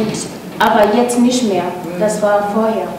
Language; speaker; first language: German; non-native, learner; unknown